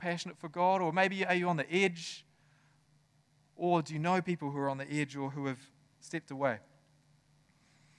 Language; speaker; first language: English; native; English